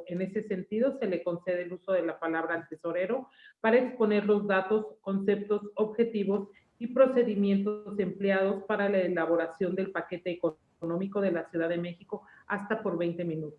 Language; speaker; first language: Spanish; native; Spanish